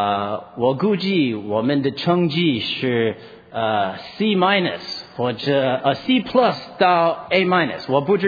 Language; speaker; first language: Chinese; non-native, fluent; English